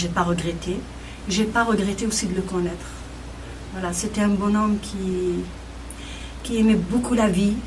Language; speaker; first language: French; non-native, local second language; Kabyle